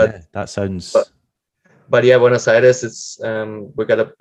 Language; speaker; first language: English; non-native, fluent; German